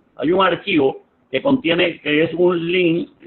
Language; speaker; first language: Spanish; native; Spanish